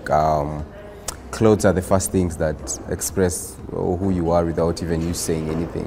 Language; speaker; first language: English; non-native, local second language; Swahili